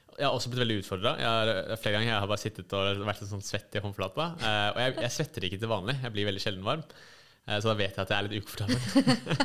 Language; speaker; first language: Norwegian; native; Norwegian